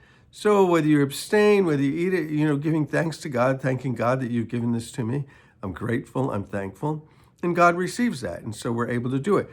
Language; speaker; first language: English; native; English